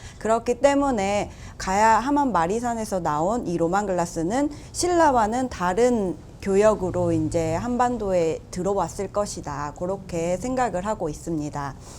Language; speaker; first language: Korean; native; Korean